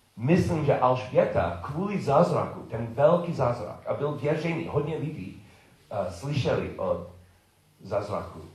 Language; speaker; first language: Czech; non-native, learner; English